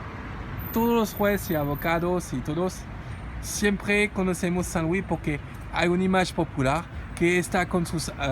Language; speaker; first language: Spanish; non-native, learner; French